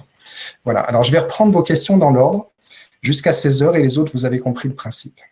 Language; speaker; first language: French; native; French